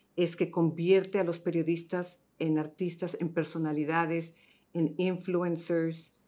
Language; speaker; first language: Spanish; native; Spanish